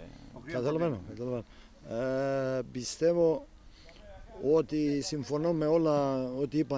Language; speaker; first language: Greek; non-native, fluent; Serbian